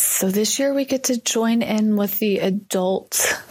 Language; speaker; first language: English; native; English